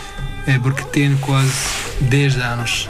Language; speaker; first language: Portuguese; non-native, learner; Arabic